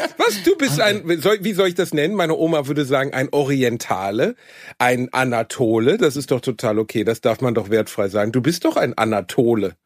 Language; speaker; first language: German; native; German